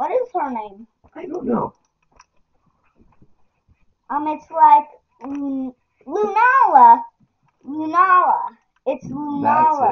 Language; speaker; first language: English; native; English